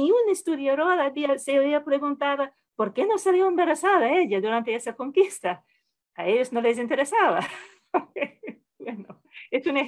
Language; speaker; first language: Spanish; non-native, fluent; English